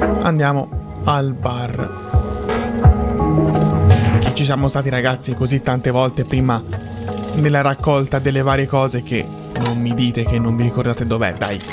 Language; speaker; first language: Italian; native; Italian